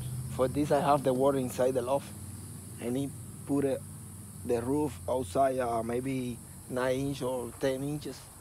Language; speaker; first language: English; non-native, learner; Spanish